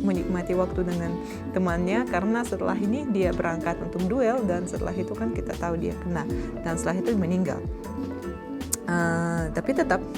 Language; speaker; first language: Indonesian; non-native, fluent; Russian